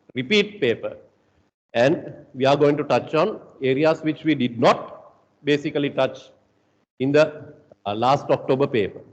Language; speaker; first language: English; non-native, local second language; Sinhala